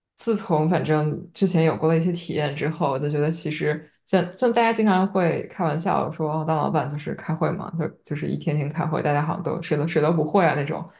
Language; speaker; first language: Chinese; native; Chinese